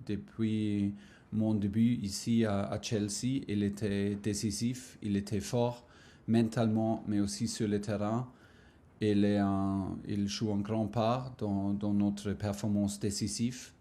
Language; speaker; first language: French; non-native, fluent; German